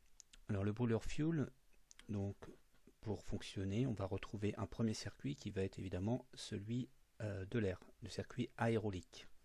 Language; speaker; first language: French; native; French